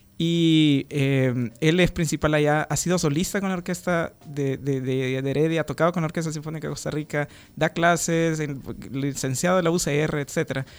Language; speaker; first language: Spanish; native; Spanish